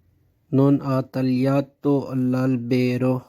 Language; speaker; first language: Italian; non-native, fluent; Urdu